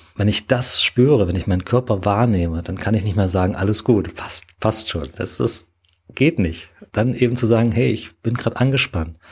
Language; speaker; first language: German; native; German